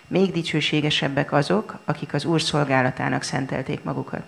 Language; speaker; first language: Hungarian; native; Hungarian